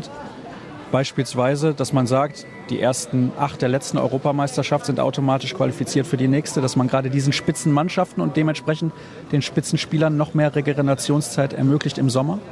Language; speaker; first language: German; native; German